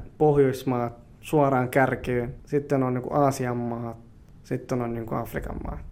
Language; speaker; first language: Finnish; early bilingual, other home language; Somali